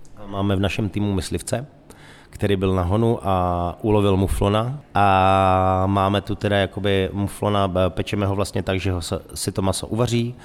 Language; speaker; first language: Czech; native; Czech